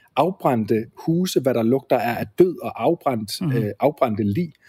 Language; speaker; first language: Danish; native; Danish